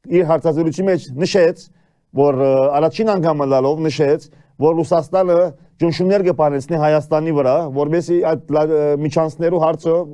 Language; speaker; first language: Armenian; early bilingual, heritage; Armenian